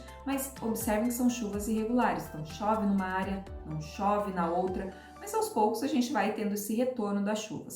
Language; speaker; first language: Portuguese; native; Portuguese